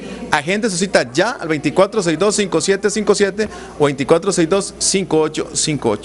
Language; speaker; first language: Spanish; native; Spanish